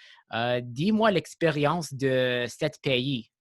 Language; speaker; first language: French; non-native, local second language; English